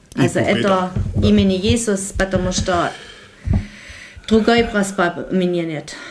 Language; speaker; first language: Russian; non-native, learner; German